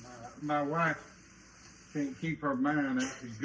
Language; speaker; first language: English; native; English